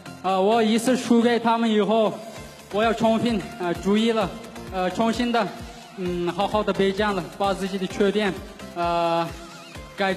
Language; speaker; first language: Chinese; non-native, local second language; Kyrgyz